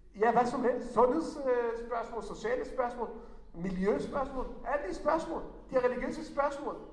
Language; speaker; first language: Danish; non-native, fluent; Hebrew